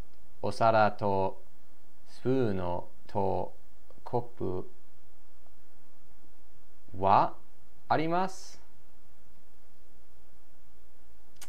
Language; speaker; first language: Japanese; non-native, learner; English